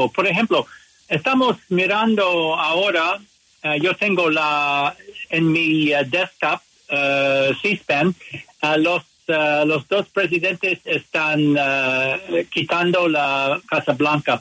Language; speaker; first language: Spanish; non-native, learner; English